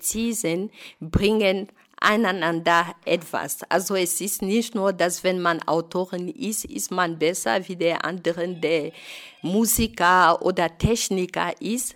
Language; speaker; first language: German; non-native, fluent; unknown